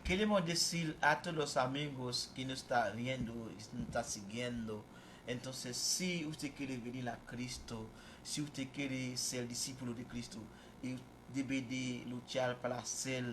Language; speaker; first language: Spanish; non-native, fluent; Haitian Creole